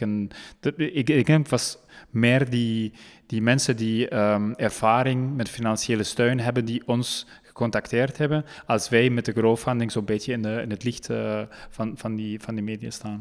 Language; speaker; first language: Dutch; non-native, local second language; French